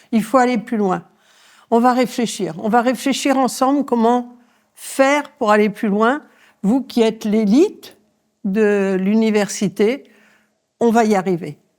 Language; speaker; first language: French; early bilingual, other home language; Spanish